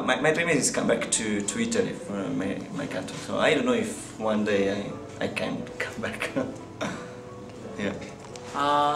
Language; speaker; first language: English; non-native, learner; Italian